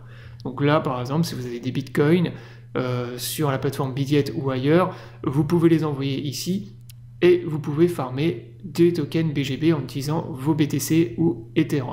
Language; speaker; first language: French; native; French